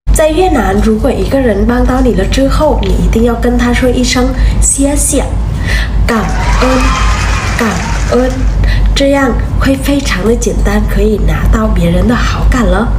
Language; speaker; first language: Chinese; non-native, fluent; Vietnamese